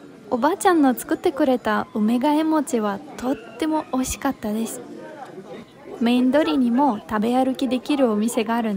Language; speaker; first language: Japanese; non-native, fluent; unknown